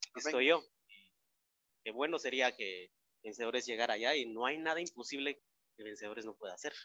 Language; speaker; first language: Spanish; native; Spanish